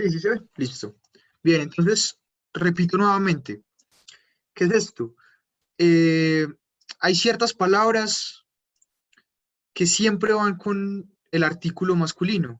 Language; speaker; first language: Spanish; native; Spanish